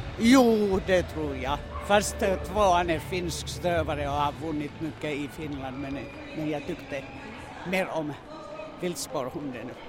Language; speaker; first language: Swedish; non-native, local second language; Finnish